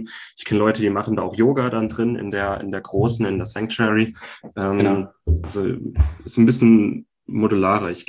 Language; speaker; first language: German; native; German